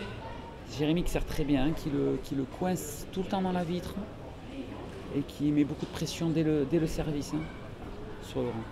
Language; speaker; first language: French; native; French